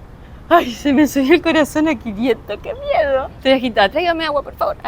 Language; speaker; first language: Spanish; native; Spanish